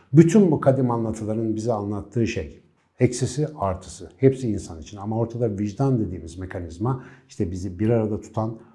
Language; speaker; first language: Turkish; native; Turkish